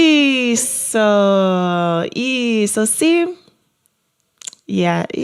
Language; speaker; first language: Portuguese; non-native, learner; English